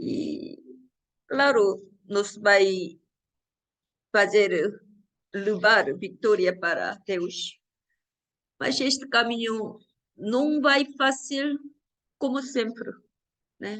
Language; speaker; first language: Portuguese; non-native, learner; Korean